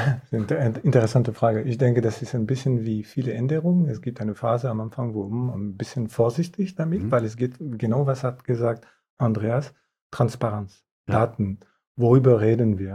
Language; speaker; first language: German; non-native, fluent; French